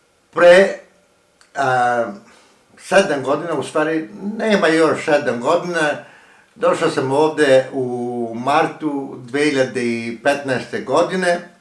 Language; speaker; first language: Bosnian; early bilingual, heritage; Croatian